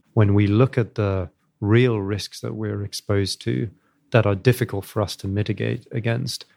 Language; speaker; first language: English; native; English